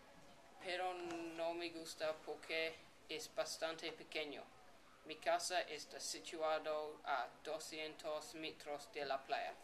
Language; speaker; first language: Spanish; non-native, learner; English